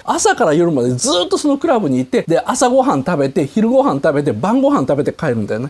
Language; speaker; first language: Japanese; native; Japanese